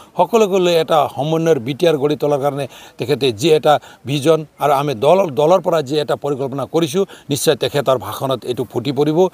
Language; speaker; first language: Assamese; non-native, local second language; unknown